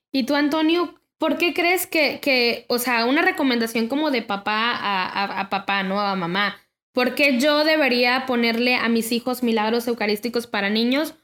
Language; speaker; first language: Spanish; native; Spanish